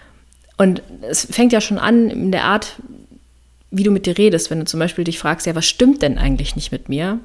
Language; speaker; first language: German; native; German